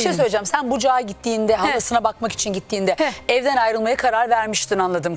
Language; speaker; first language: Turkish; native; Turkish